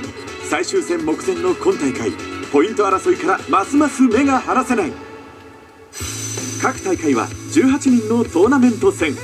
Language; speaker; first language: Japanese; native; Japanese